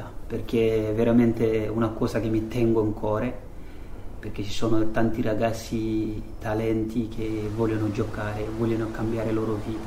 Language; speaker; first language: Italian; non-native, learner; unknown